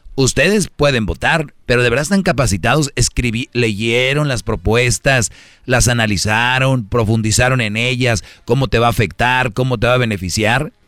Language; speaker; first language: Spanish; native; Spanish